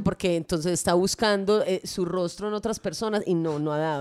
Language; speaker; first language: Spanish; native; Spanish